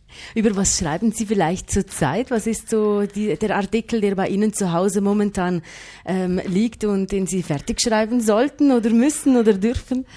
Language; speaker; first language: German; native; German